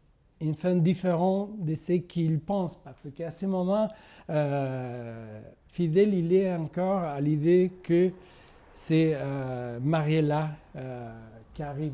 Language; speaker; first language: French; non-native, fluent; Spanish